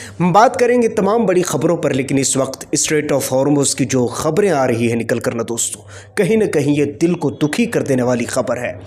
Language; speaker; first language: Hindi; native; Hindi